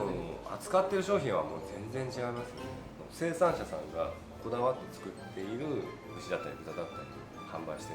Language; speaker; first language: Japanese; native; Japanese